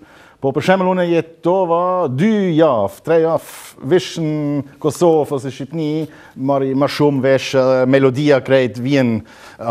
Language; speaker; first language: Albanian; non-native, learner; German